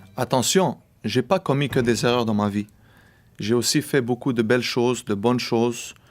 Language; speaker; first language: French; early bilingual, other home language; Arabic